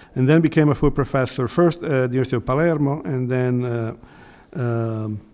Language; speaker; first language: English; non-native, fluent; Italian